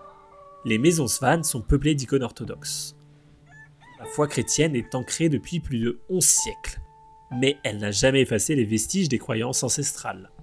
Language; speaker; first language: French; native; French